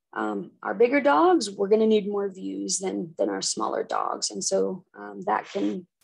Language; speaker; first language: English; native; English